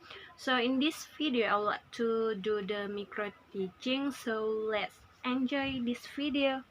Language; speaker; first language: English; non-native, learner; Indonesian